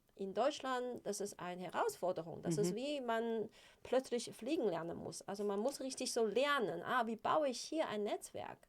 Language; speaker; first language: German; non-native, fluent; Chinese